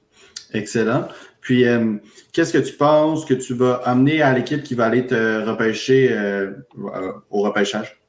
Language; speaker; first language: French; native; French